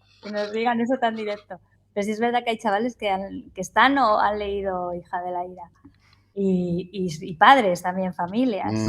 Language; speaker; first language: Spanish; native; Spanish